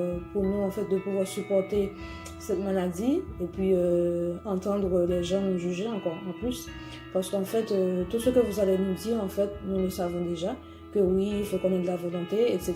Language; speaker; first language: French; native; French